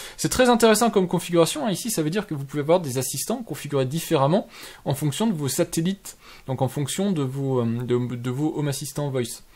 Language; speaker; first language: French; native; French